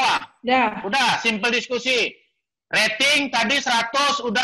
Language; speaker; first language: Indonesian; native; Indonesian